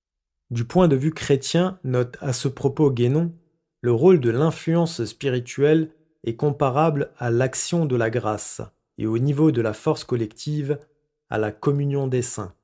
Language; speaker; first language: French; native; French